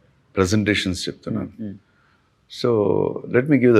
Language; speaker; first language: Telugu; native; Telugu